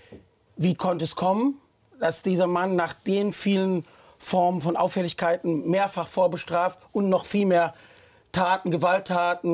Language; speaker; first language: German; native; German